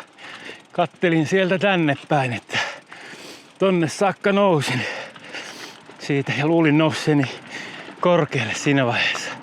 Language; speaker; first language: Finnish; native; Finnish